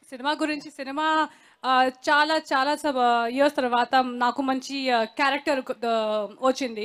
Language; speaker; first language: Telugu; non-native, learner; Hindi